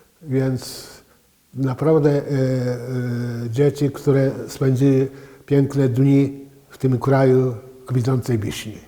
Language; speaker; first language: Polish; non-native, fluent; Japanese